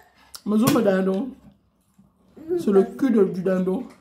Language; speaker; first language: French; native; French